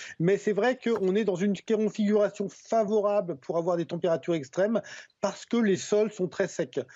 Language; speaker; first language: French; native; French